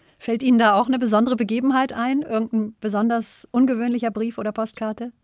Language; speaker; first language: German; native; German